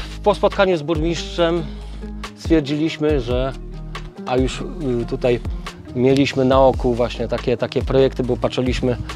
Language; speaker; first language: Polish; native; Polish